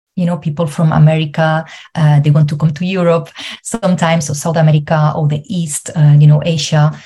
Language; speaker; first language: English; non-native, fluent; Spanish